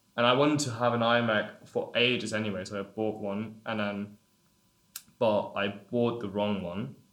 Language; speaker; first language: English; non-native, fluent; German